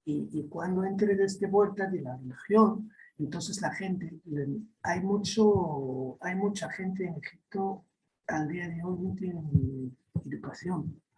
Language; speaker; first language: Spanish; non-native, fluent; Arabic